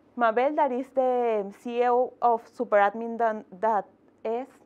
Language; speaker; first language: English; non-native, fluent; Spanish